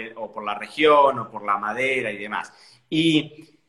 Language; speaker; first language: Spanish; native; Spanish